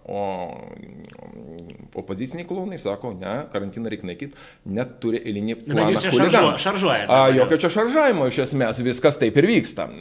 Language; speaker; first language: Lithuanian; non-native, local second language; Russian